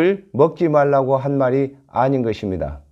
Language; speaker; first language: Korean; native; Korean